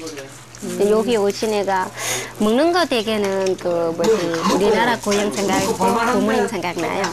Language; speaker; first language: Korean; non-native, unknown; Vietnamese